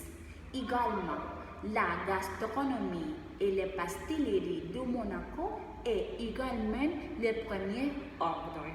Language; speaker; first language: French; non-native, learner; Spanish